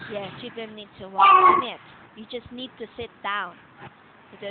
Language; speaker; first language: English; non-native, local second language; Filipino